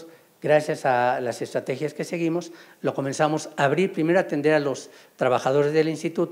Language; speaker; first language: Spanish; native; Spanish